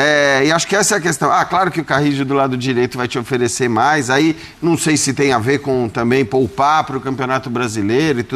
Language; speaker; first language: Portuguese; native; Portuguese